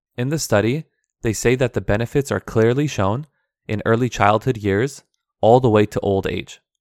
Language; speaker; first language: English; early bilingual, other home language; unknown